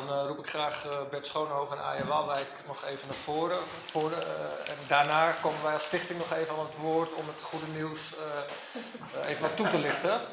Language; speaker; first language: Dutch; native; Dutch